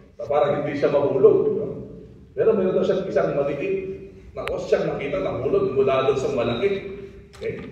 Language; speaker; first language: Filipino; non-native, local second language; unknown